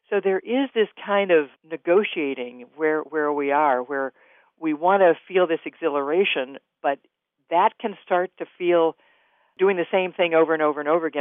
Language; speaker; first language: English; native; English